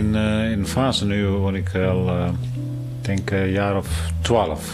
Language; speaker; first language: Dutch; non-native, fluent; Tibetan